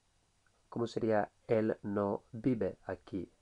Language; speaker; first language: Spanish; non-native, fluent; English